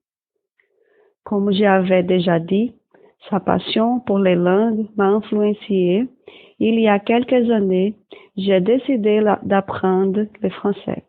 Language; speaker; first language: French; non-native, fluent; Portuguese